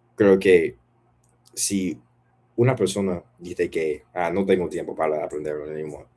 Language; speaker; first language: Spanish; non-native, learner; English